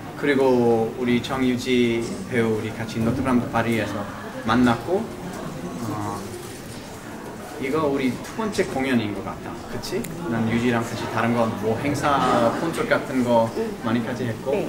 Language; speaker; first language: Korean; early bilingual, heritage; English